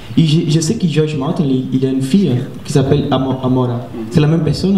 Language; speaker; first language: French; non-native, learner; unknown